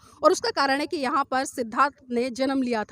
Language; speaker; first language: Hindi; native; Hindi